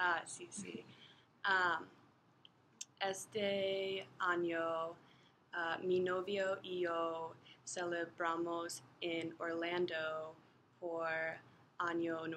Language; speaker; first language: Spanish; non-native, learner; English